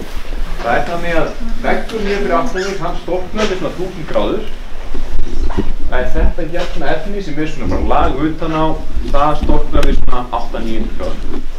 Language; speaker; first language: Icelandic; native; Icelandic